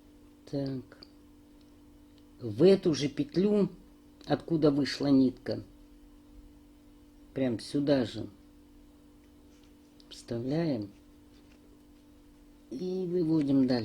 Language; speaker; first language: Russian; native; Russian